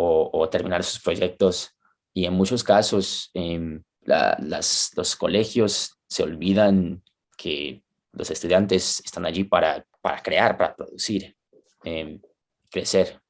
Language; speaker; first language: Spanish; early bilingual, heritage; Spanish